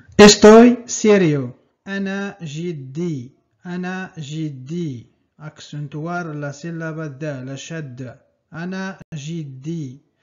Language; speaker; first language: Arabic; non-native, fluent; Spanish